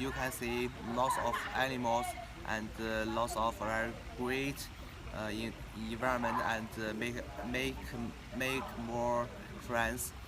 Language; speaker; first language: English; non-native, learner; Chinese